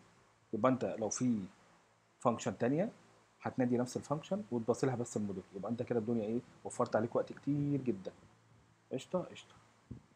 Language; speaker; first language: Arabic; native; Arabic